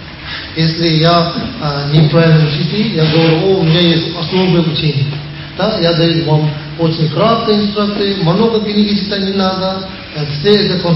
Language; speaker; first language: Russian; non-native, learner; Tibetan